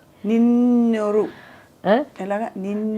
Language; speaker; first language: Telugu; native; Telugu